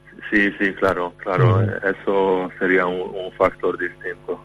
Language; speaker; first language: Spanish; non-native, fluent; Hungarian